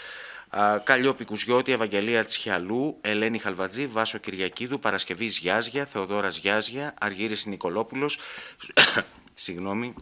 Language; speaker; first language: Greek; native; Greek